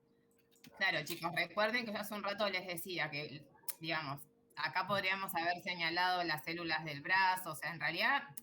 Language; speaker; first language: Spanish; native; Spanish